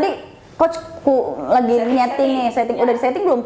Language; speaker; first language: Indonesian; native; Indonesian